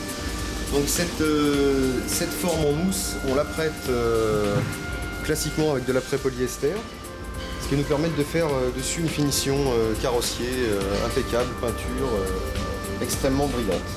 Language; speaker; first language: French; native; French